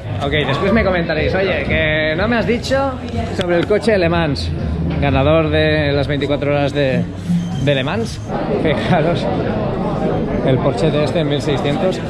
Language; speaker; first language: Spanish; native; Spanish